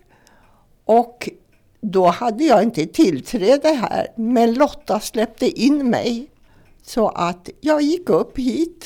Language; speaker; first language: Swedish; native; Swedish